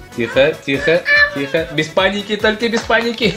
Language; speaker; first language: Russian; non-native, local second language; Tatar